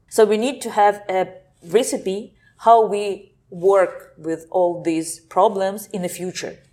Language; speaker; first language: English; non-native, fluent; Ukrainian